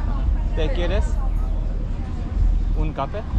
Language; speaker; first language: Spanish; non-native, learner; Korean